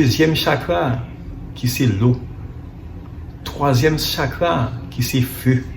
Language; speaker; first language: French; non-native, local second language; Haitian Creole